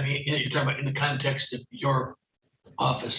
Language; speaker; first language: English; native; English